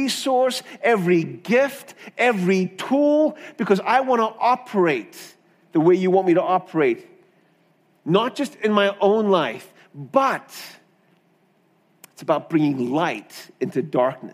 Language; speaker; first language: English; native; English